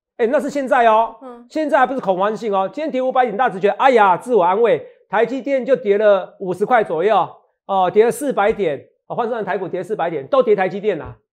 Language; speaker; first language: Chinese; native; Chinese